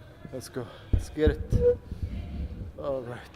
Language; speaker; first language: English; non-native, fluent; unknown